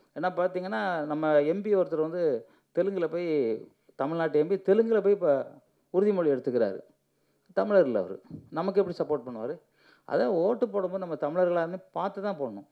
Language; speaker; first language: Tamil; native; Tamil